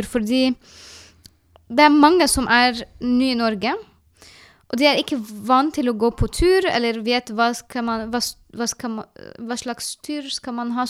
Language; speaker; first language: Norwegian; non-native, learner; Arabic